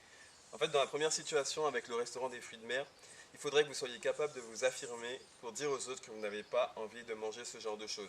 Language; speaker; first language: French; native; French